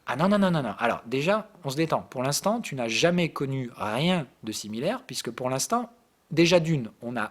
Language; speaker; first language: French; native; French